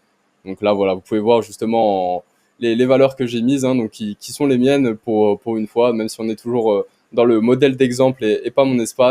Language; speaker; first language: French; native; French